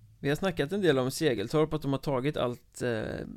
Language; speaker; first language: Swedish; native; Swedish